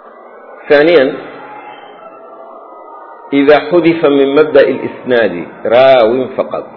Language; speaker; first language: Arabic; non-native, fluent; Swahili